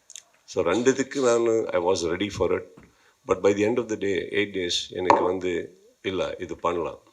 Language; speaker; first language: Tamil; non-native, learner; Kannada